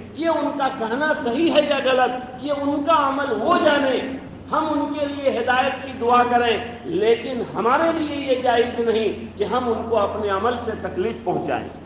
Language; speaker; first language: Urdu; non-native, local second language; Bangla